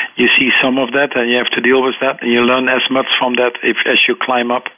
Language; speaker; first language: English; non-native, fluent; Dutch